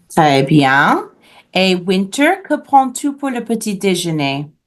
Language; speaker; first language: French; non-native, fluent; English